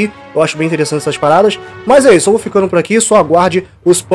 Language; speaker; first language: Portuguese; native; Portuguese